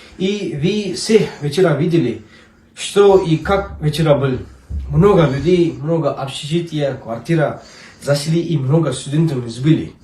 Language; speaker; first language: Russian; non-native, learner; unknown